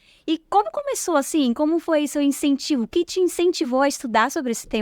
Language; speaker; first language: Portuguese; native; Portuguese